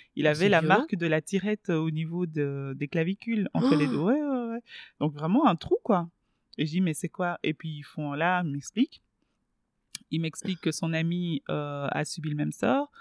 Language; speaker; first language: French; non-native, fluent; Swahili